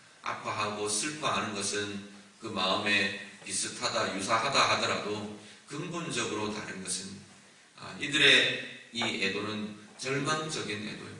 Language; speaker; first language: Korean; native; Korean